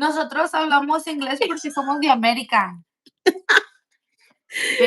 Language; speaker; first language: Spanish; non-native, learner; English